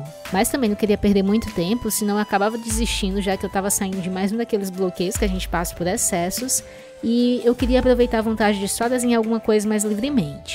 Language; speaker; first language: Portuguese; native; Portuguese